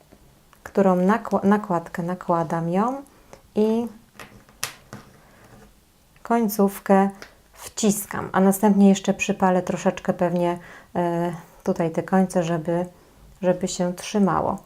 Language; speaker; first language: Polish; native; Polish